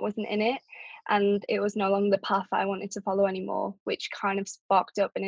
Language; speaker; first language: English; native; English